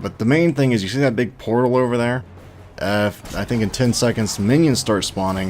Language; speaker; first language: English; native; English